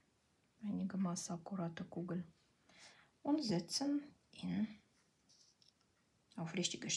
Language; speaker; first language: German; non-native, fluent; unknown